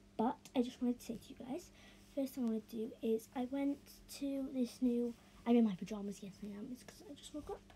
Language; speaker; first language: English; native; English